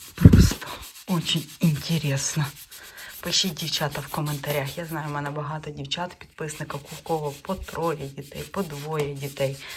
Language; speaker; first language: Ukrainian; native; Ukrainian